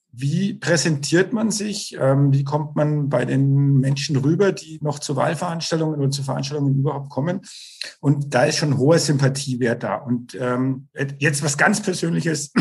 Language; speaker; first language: German; native; German